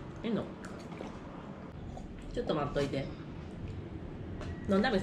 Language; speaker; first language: Japanese; native; Japanese